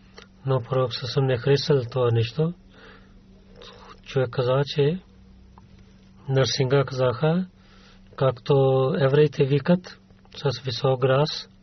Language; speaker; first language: Bulgarian; non-native, learner; Urdu